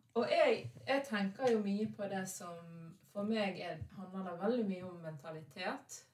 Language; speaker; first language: Norwegian; early bilingual, other home language; Arabic